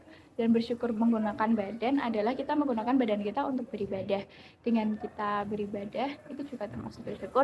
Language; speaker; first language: Indonesian; native; Indonesian